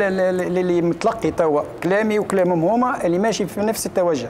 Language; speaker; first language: Arabic; native; Arabic